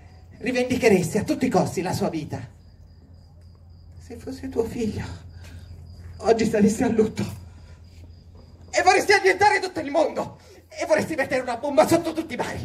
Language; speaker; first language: Italian; native; Italian